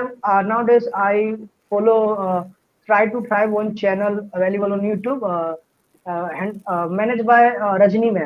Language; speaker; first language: English; non-native, learner; Hindi